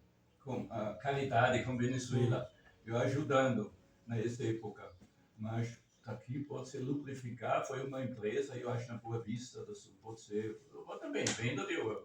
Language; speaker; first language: Portuguese; non-native, learner; German